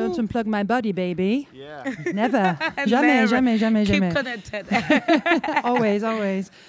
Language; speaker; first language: French; non-native, fluent; English